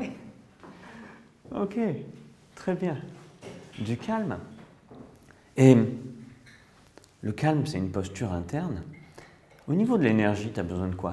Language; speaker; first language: French; native; French